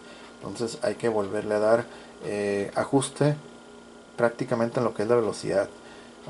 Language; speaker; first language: Spanish; native; Spanish